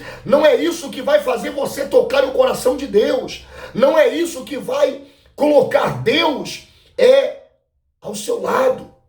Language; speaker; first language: Portuguese; native; Portuguese